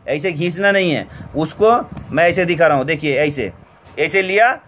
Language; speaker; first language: Hindi; non-native, local second language; Bangla